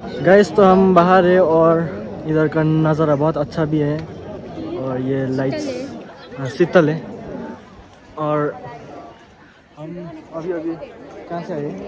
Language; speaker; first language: Hindi; non-native, local second language; Nepali